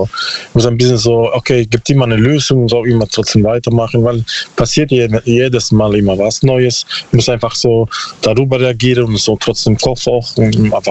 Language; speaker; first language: German; non-native, learner; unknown